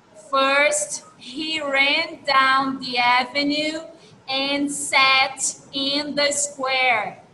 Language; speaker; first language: English; non-native, fluent; Portuguese